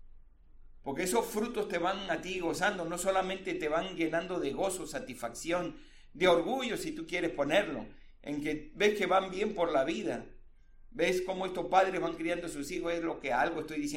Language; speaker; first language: Spanish; native; Spanish